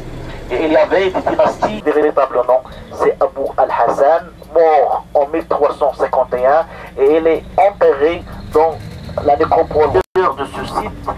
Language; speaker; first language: French; non-native, local second language; Arabic